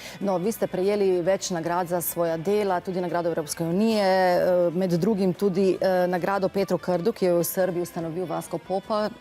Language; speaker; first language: Slovenian; native; Slovenian